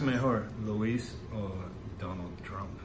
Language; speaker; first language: Spanish; non-native, learner; English